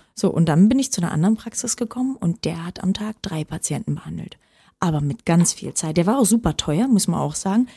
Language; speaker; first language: German; native; German